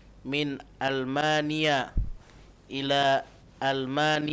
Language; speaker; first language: Arabic; non-native, learner; Indonesian